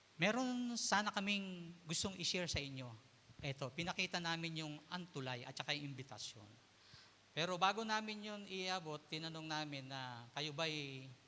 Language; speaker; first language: Filipino; native; Filipino